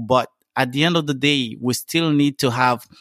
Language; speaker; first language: English; non-native, fluent; French